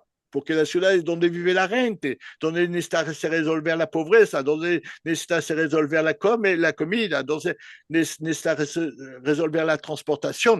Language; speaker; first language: Spanish; non-native, learner; French